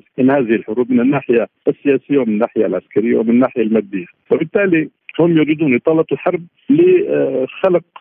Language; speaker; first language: Arabic; native; Arabic